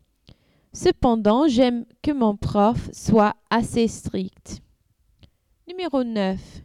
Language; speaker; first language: French; non-native, learner; English